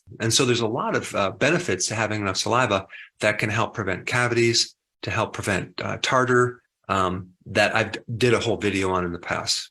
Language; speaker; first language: English; native; English